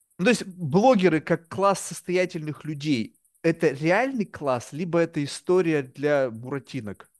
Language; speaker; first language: Russian; native; Russian